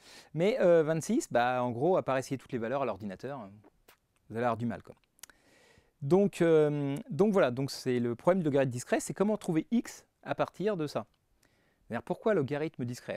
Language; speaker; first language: French; native; French